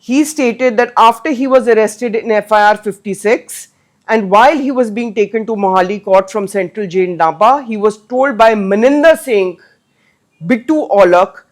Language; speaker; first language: English; non-native, local second language; Punjabi